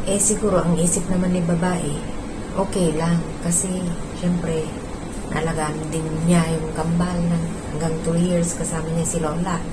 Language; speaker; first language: Filipino; non-native, local second language; Iloko